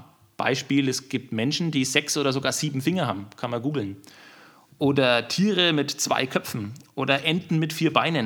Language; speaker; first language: German; native; German